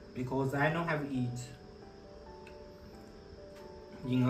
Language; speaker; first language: English; non-native, learner; Chinese